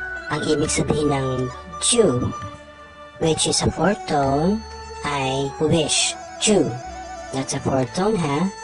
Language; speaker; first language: English; non-native, local second language; Filipino